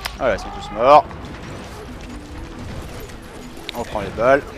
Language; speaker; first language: French; native; French